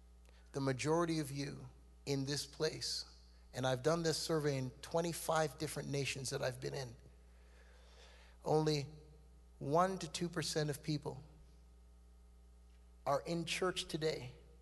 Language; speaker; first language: English; native; English